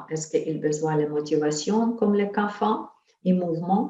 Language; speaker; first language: French; non-native, fluent; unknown